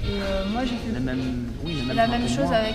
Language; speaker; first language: French; native; French